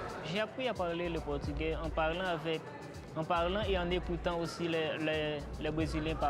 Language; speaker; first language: French; non-native, local second language; Haitian Creole